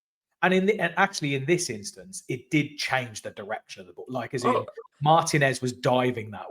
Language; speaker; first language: English; native; English